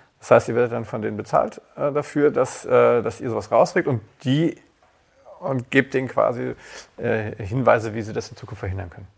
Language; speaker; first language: German; native; German